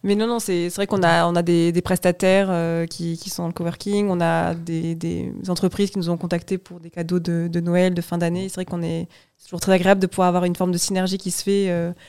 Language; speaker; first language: French; native; French